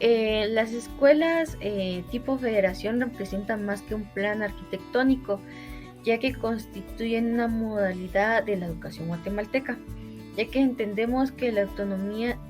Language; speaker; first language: Spanish; native; Spanish